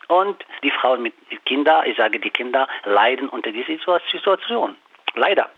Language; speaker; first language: German; non-native, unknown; Arabic